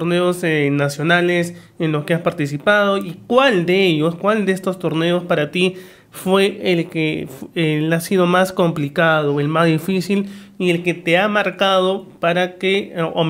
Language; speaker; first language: Spanish; native; Spanish